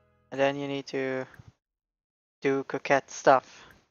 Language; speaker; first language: English; non-native, fluent; German